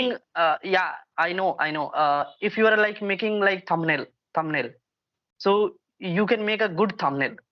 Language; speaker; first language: English; non-native, local second language; Hindi